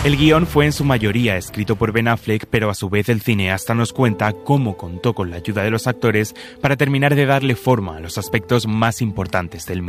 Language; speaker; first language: Spanish; native; Spanish